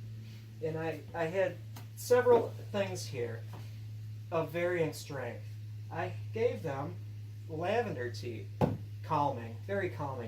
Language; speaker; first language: English; native; English